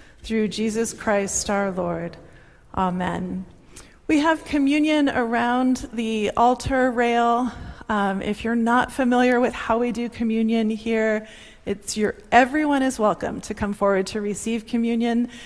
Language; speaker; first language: English; native; English